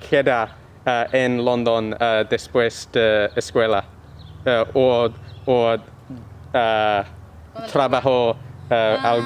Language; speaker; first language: Spanish; non-native, learner; English